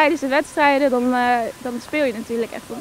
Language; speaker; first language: Dutch; native; Dutch